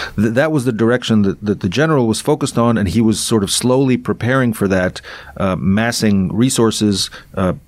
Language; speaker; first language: English; non-native, fluent; Russian